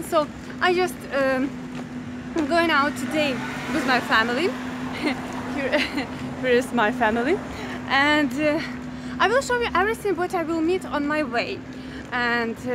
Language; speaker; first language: English; non-native, fluent; Ukrainian